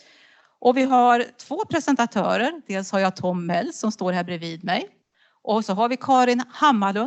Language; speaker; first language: Swedish; native; Swedish